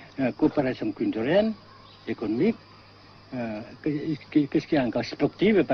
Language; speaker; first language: French; non-native, fluent; Vietnamese